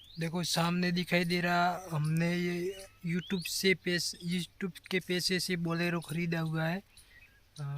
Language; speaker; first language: Hindi; non-native, local second language; Gujarati